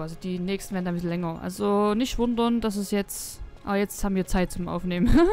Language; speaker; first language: German; native; German